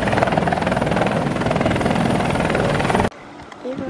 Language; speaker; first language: French; native; French